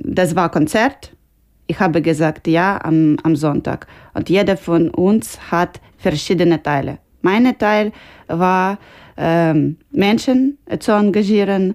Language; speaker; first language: German; non-native, learner; Ukrainian